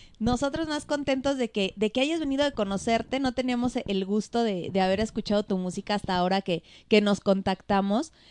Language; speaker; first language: Spanish; native; Spanish